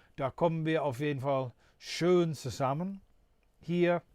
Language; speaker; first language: German; non-native, fluent; English